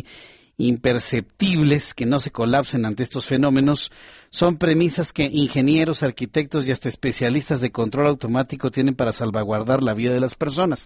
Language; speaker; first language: Spanish; native; Spanish